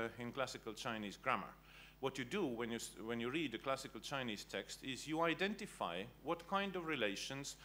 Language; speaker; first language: English; non-native, fluent; Estonian